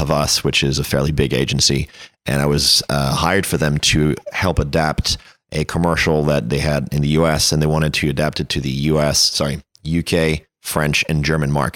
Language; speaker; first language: English; non-native, fluent; French